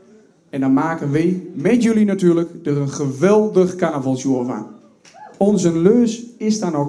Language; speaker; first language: Dutch; native; Dutch